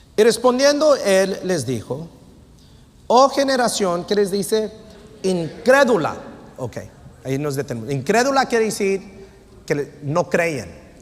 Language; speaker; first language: Spanish; non-native, fluent; English